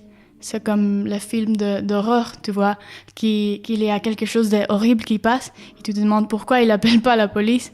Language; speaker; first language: French; non-native, fluent; Spanish